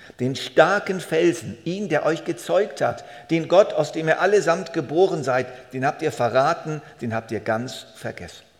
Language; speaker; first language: German; native; German